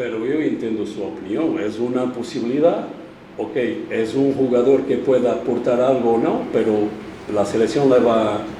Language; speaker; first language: Spanish; non-native, fluent; Portuguese